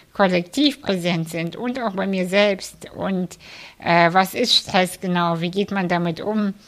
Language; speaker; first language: German; non-native, fluent; Russian